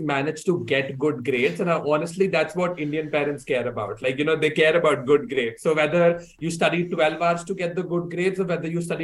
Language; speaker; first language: English; non-native, local second language; Hindi